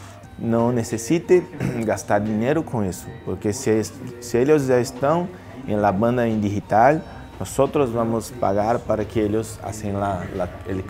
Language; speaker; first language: Spanish; non-native, learner; Portuguese